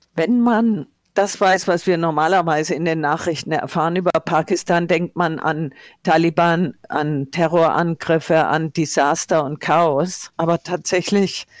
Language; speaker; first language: German; native; German